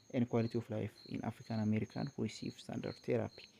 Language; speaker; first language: English; non-native, local second language; Amharic